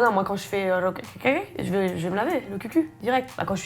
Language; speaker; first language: French; native; French